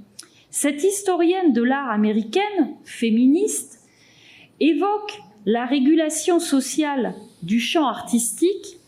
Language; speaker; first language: French; native; French